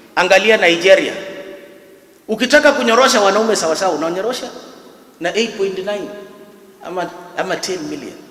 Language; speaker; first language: Swahili; native; Swahili